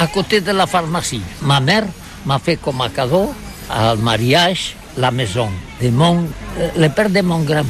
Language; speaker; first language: French; non-native, learner; Catalan